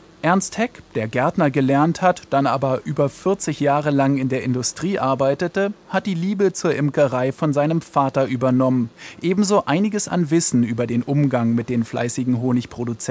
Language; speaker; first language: German; native; German